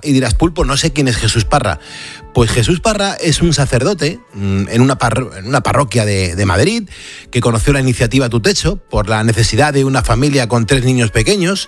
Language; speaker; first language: Spanish; native; Spanish